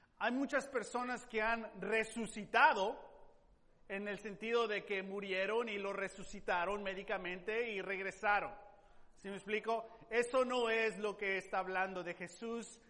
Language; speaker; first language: Spanish; non-native, fluent; English